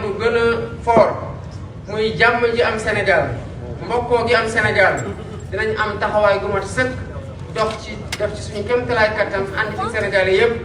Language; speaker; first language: Wolof; non-native, local second language; Serer